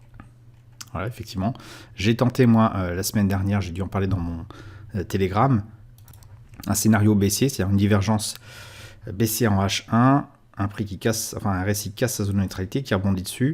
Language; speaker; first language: French; native; French